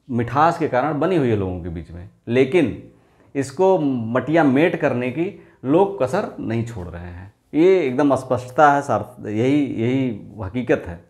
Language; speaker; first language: Hindi; native; Hindi